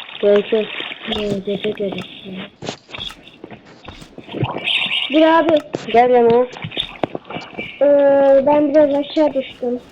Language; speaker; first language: Turkish; native; Turkish